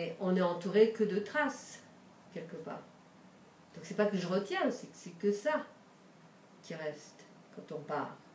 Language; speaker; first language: French; early bilingual, other home language; Romanian